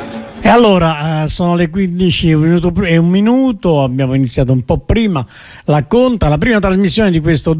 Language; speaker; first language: Italian; native; Italian